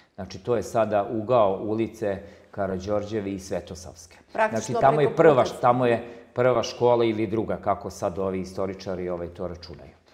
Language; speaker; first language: Croatian; non-native, local second language; Slovak